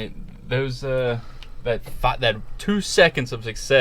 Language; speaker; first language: English; native; English